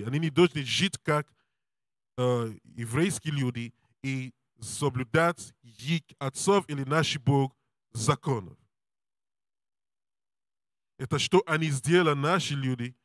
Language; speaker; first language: Russian; non-native, learner; English